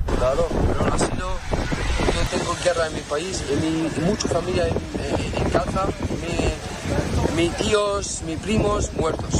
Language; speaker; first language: Spanish; non-native, learner; Arabic